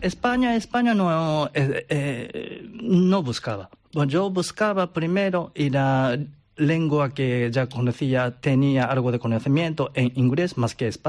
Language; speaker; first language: Spanish; non-native, learner; Japanese